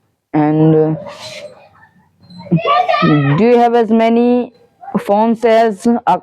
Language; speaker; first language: English; non-native, learner; Hindi